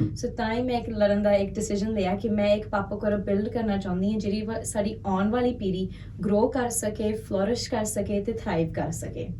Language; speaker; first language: Punjabi; early bilingual, heritage; Punjabi